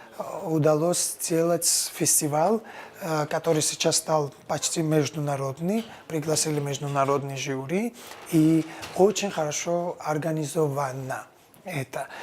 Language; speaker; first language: Russian; non-native, fluent; Georgian